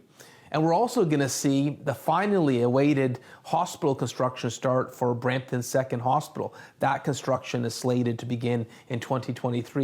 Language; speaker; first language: English; native; English